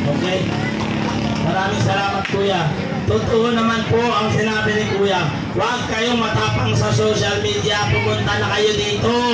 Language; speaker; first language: Filipino; native; Filipino